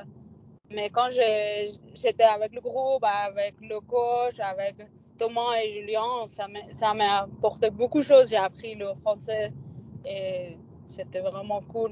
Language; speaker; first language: French; non-native, learner; Persian